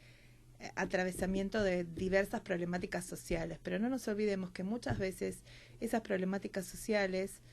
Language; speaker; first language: Spanish; native; Spanish